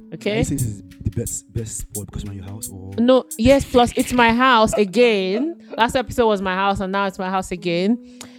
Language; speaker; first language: English; non-native, local second language; Yoruba